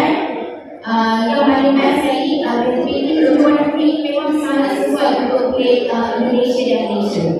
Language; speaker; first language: Indonesian; non-native, local second language; Malay